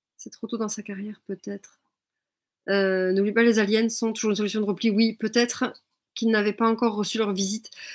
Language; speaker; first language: French; native; French